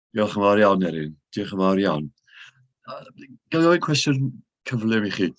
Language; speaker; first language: Welsh; native; Welsh